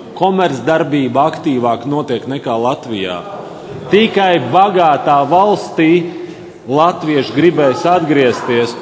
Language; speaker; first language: Latvian; native; Latvian